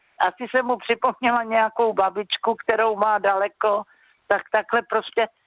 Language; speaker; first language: Czech; native; Czech